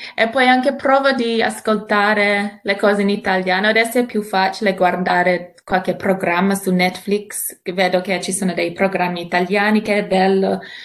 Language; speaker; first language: Italian; non-native, fluent; English